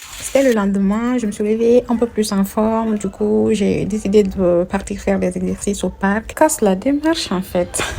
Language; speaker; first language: French; non-native, local second language; Fula